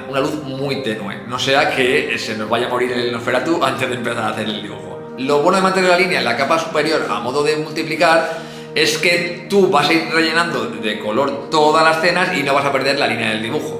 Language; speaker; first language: Spanish; native; Spanish